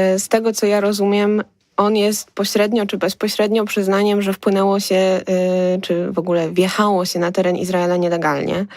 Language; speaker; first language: Polish; native; Polish